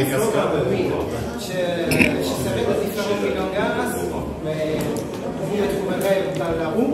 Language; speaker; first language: French; non-native, fluent; Spanish